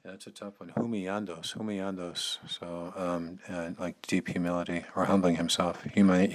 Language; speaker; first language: English; native; English